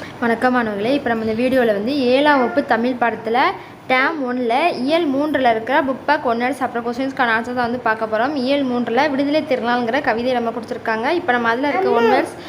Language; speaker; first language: Tamil; native; Tamil